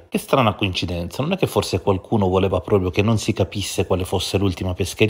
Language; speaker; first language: Italian; native; Italian